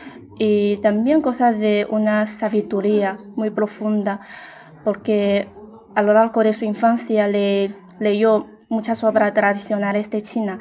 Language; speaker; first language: Spanish; non-native, fluent; Chinese